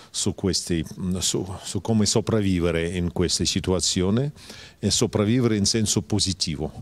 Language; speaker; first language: Italian; non-native, fluent; Russian